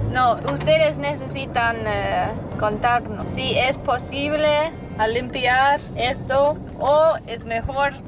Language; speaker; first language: Spanish; non-native, learner; English